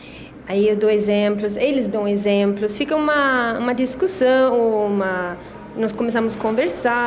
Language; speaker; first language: Portuguese; non-native, fluent; Swedish